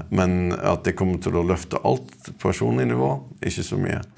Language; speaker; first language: Norwegian; non-native, fluent; English